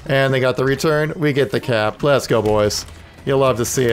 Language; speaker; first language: English; native; English